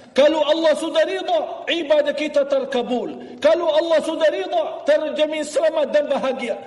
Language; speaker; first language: Malay; non-native, fluent; Arabic